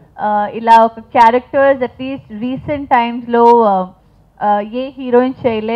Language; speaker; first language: Telugu; non-native, fluent; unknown